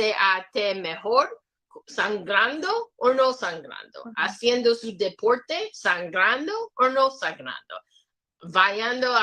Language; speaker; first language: Spanish; non-native, learner; English